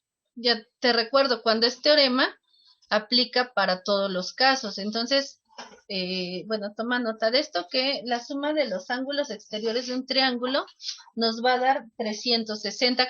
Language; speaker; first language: Spanish; native; Spanish